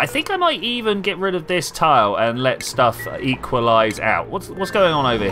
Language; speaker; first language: English; native; English